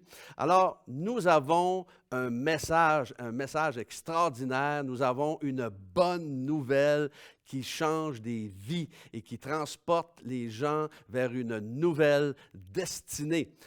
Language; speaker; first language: French; native; French